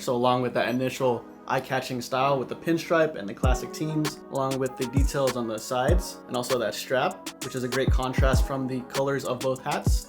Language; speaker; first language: English; native; English